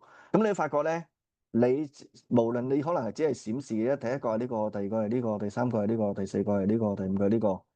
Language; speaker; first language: Cantonese; native; Cantonese